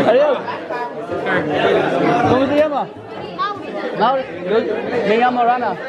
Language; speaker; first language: Spanish; non-native, learner; English